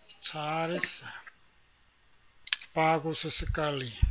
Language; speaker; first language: Korean; native; Korean